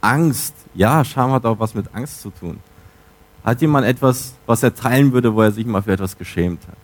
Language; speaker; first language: German; native; German